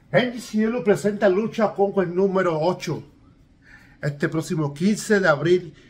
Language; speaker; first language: Spanish; native; Spanish